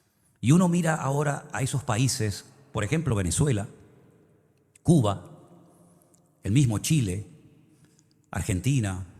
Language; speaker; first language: Spanish; native; Spanish